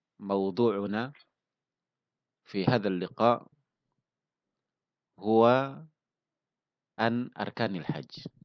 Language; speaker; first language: Arabic; non-native, fluent; Indonesian